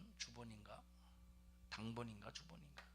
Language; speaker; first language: Korean; native; Korean